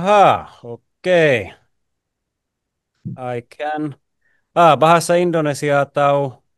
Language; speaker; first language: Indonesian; non-native, fluent; Finnish